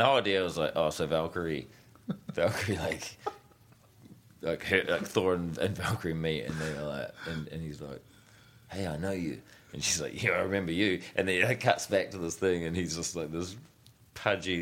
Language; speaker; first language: English; native; English